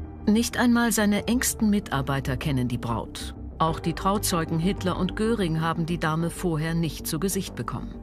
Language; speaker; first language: German; native; German